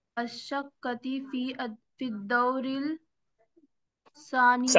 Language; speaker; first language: Arabic; non-native, learner; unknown